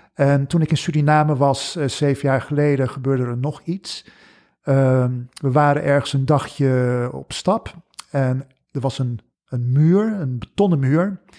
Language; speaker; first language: Dutch; early bilingual, other home language; English